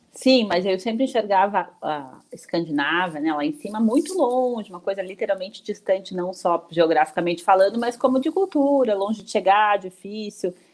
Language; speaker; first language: Portuguese; native; Portuguese